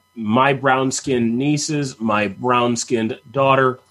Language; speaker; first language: English; native; English